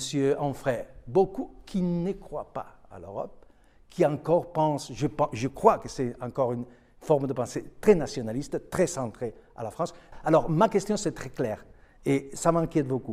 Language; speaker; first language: French; non-native, fluent; Spanish